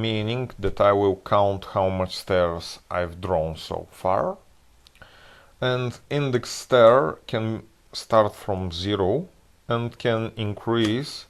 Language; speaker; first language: English; non-native, fluent; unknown